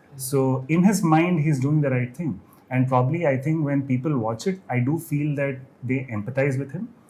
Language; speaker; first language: English; non-native, local second language; Kannada